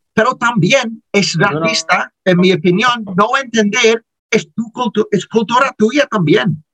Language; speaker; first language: Spanish; non-native, learner; English